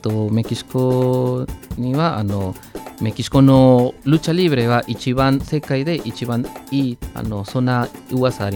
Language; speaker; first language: Japanese; non-native, learner; Spanish